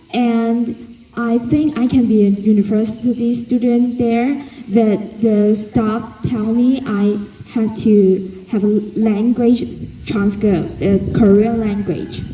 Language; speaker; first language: English; non-native, fluent; Cantonese